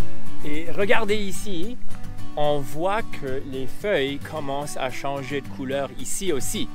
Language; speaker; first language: French; non-native, local second language; English